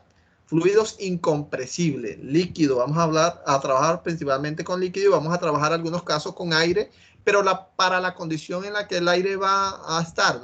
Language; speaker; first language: Spanish; native; Spanish